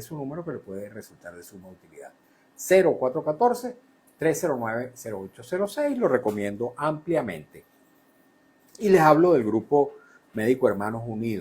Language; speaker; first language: Spanish; native; Spanish